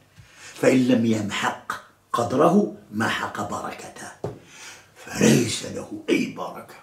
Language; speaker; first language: Arabic; native; Arabic